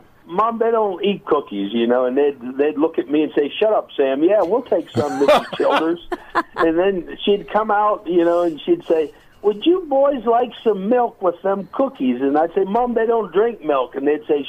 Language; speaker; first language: English; native; English